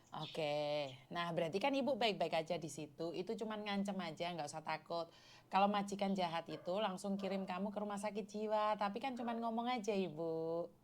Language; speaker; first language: Indonesian; non-native, local second language; Javanese